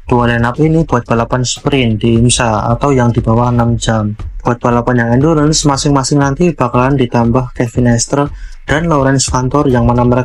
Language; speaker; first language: Indonesian; native; Indonesian